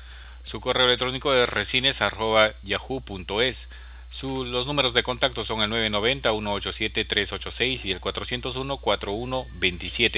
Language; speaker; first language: Spanish; native; Spanish